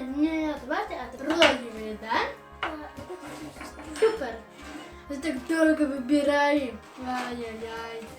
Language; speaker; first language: Russian; early bilingual, heritage; Russian